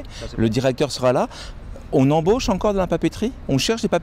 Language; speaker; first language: French; native; French